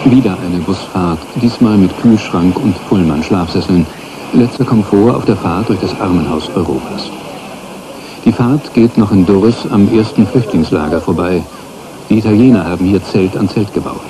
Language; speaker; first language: German; native; German